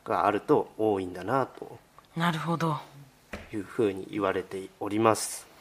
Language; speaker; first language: Japanese; native; Japanese